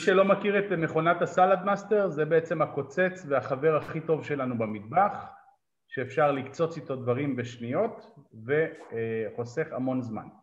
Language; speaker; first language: Hebrew; native; Hebrew